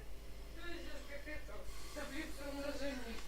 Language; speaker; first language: Russian; native; Russian